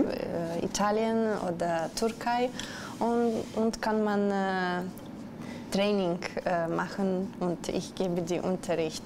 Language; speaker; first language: German; non-native, learner; Russian